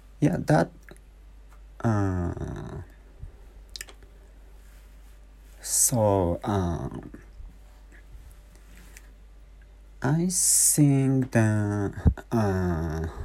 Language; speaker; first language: English; non-native, learner; Japanese